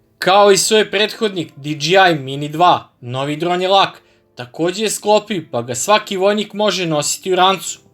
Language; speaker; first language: Serbian; native; Serbian